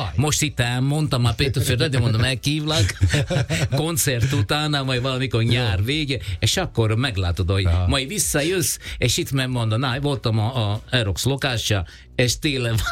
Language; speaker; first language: Hungarian; non-native, fluent; Italian